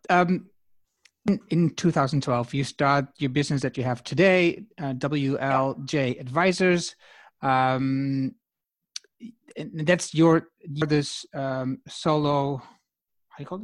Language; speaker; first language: English; non-native, fluent; Dutch